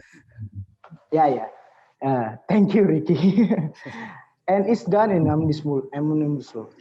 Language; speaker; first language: English; non-native, learner; Indonesian